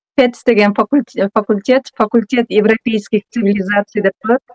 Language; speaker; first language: Russian; non-native, local second language; Kyrgyz